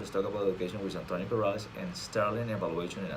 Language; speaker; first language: English; non-native, fluent; Spanish